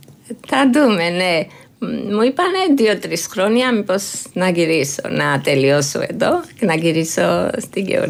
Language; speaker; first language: Greek; non-native, learner; Georgian